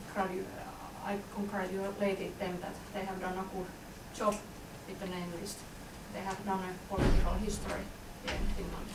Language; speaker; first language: English; non-native, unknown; Finnish